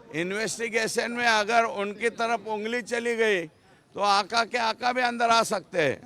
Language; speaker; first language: Hindi; non-native, local second language; Marathi